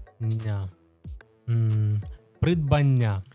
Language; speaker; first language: Ukrainian; non-native, local second language; Russian